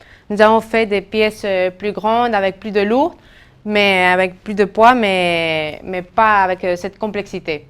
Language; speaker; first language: French; non-native, fluent; Spanish